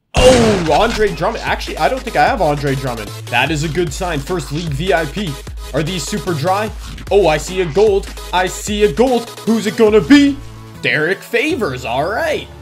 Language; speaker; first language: English; native; English